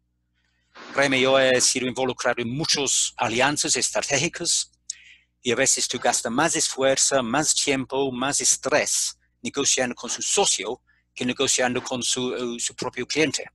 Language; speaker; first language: Spanish; non-native, fluent; English